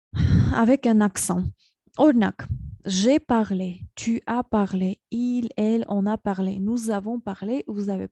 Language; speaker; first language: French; non-native, fluent; Armenian